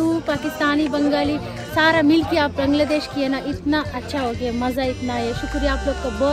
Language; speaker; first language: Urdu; non-native, learner; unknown